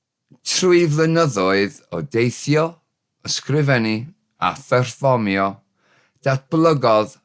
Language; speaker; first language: Welsh; non-native, learner; English